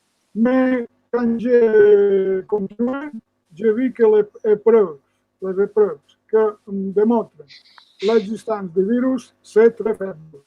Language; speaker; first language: French; non-native, fluent; Spanish